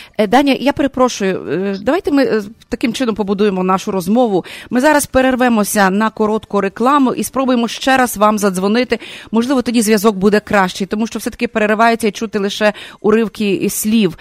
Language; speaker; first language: Ukrainian; native; Ukrainian